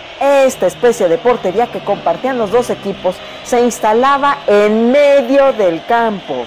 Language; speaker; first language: Spanish; native; Spanish